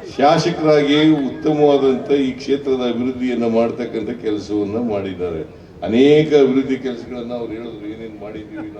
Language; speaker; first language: Kannada; native; Kannada